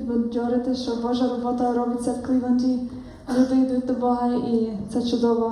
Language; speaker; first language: Ukrainian; early bilingual, heritage; Ukrainian